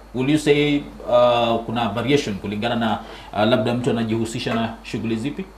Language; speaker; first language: Swahili; native; Swahili